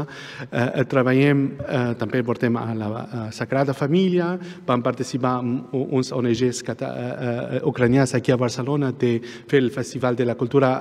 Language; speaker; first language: Catalan; non-native, fluent; Arabic